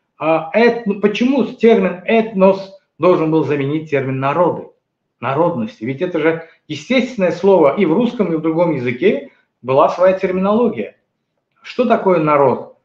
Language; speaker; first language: Russian; non-native, local second language; Azerbaijani